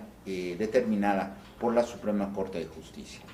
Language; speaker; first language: Spanish; native; Spanish